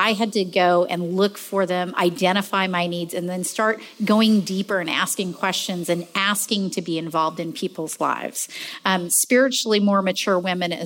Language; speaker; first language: English; native; English